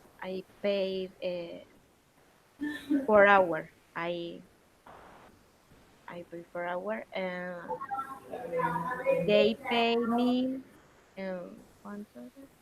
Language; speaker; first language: English; non-native, learner; Spanish